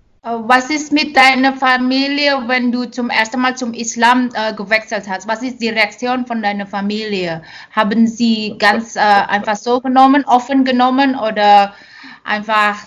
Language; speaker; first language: German; non-native, learner; Indonesian